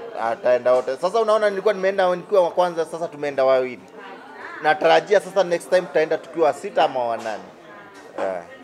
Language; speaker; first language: Swahili; non-native, local second language; Kikuyu